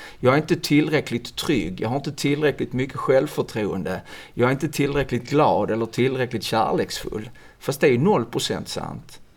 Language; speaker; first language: Swedish; native; Swedish